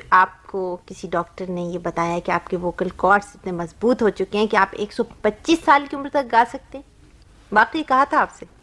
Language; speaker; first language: Urdu; native; Urdu